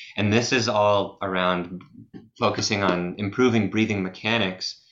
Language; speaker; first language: English; native; English